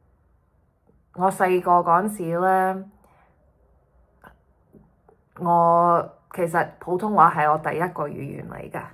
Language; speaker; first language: Cantonese; early bilingual, heritage; Cantonese